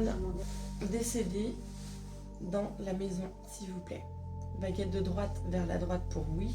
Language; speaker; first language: French; native; French